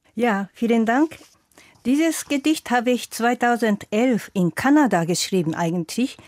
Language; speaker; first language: German; non-native, fluent; Japanese